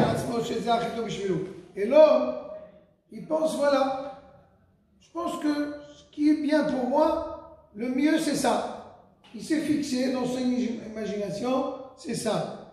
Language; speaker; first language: French; native; French